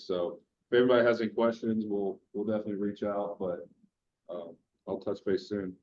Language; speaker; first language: English; native; English